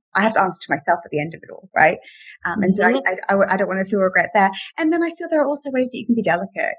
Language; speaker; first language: English; native; English